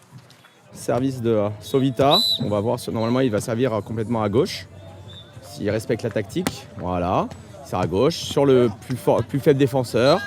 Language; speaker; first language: French; native; French